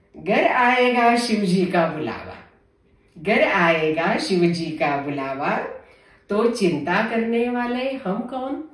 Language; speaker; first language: Hindi; non-native, local second language; Marathi